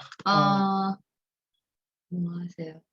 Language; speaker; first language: Korean; non-native, learner; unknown